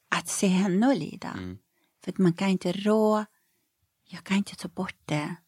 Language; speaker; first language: Swedish; non-native, fluent; Persian